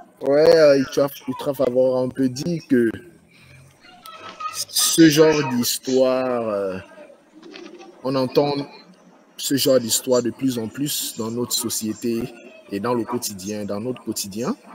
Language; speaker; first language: French; non-native, fluent; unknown